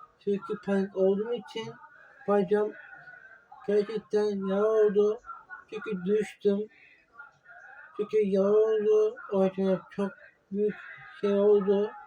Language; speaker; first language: Turkish; non-native, learner; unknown